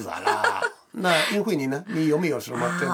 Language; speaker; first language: Chinese; non-native, fluent; Japanese